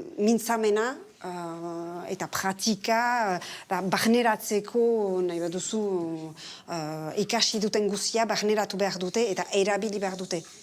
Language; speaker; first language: Basque; native; Basque